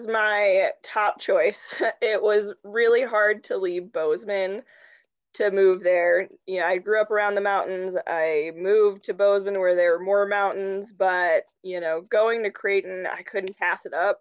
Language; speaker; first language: English; native; English